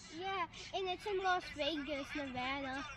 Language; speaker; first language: English; early bilingual, other home language; Spanish